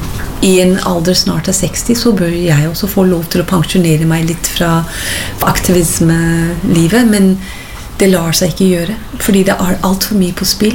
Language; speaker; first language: Norwegian; non-native, fluent; English